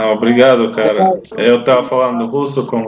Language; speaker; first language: Portuguese; non-native, fluent; Russian